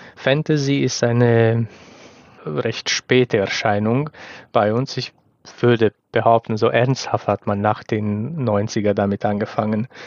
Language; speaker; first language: German; non-native, fluent; Romanian